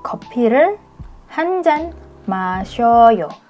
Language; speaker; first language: Korean; non-native, fluent; Indonesian